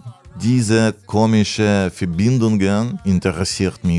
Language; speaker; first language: German; non-native, fluent; Russian